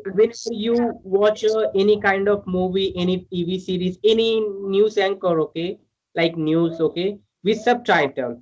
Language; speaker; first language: English; non-native, learner; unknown